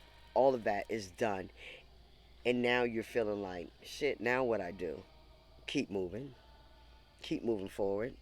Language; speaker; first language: English; native; English